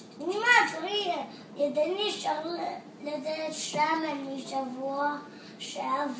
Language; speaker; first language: Hebrew; early bilingual, heritage; English